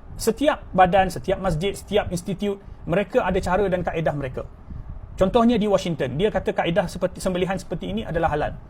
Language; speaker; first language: Malay; native; Malay